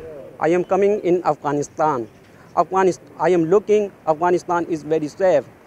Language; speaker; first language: English; non-native, learner; Korean